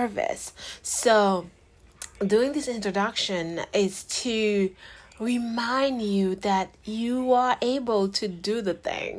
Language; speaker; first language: English; non-native, fluent; Haitian Creole